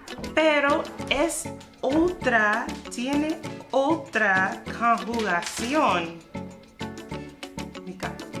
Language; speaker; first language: Spanish; non-native, fluent; English